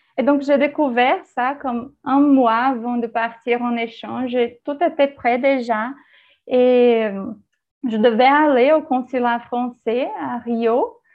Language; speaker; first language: French; non-native, fluent; Portuguese